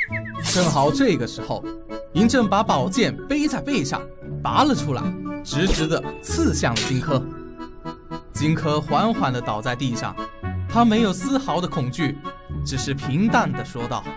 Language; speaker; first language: Chinese; native; Chinese